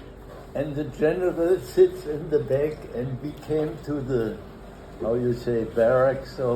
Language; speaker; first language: English; non-native, fluent; German